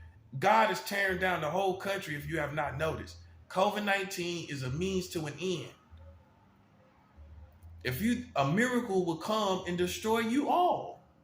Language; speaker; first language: English; native; English